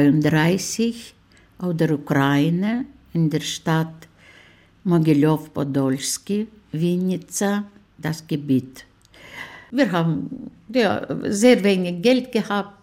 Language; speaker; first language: German; non-native, fluent; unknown